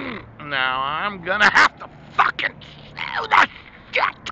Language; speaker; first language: English; native; English